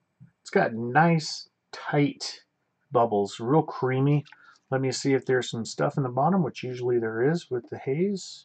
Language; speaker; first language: English; native; English